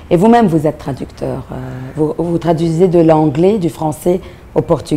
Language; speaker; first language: French; non-native, local second language; Arabic